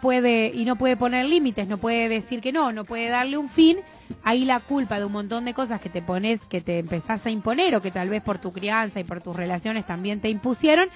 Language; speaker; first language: Spanish; native; Spanish